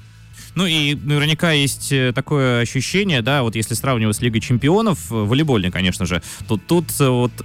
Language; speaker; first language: Russian; native; Russian